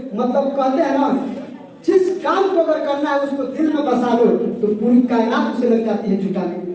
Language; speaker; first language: Hindi; native; Hindi